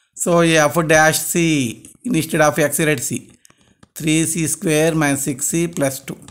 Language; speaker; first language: English; non-native, local second language; Telugu